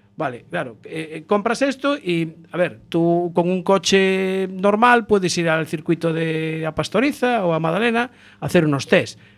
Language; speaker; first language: Spanish; native; Spanish